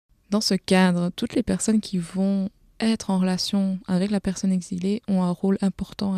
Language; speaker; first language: French; native; French